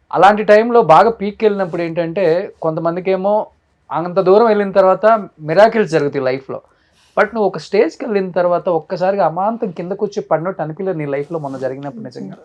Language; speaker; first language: Telugu; native; Telugu